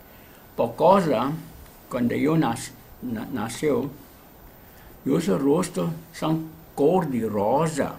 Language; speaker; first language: Portuguese; non-native, learner; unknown